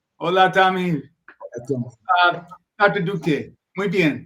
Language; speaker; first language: Spanish; non-native, learner; English